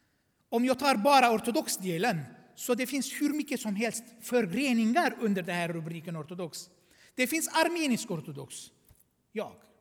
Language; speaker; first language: Swedish; non-native, fluent; Armenian